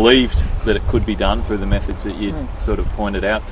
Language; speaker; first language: English; native; English